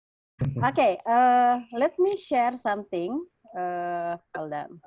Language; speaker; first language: English; non-native, fluent; Indonesian